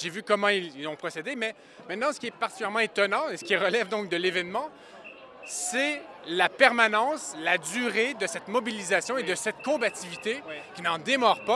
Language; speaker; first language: French; native; French